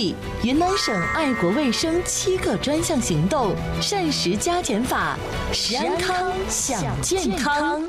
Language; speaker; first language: Chinese; native; Chinese